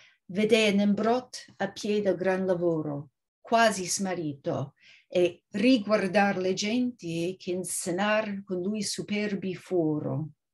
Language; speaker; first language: Italian; non-native, fluent; English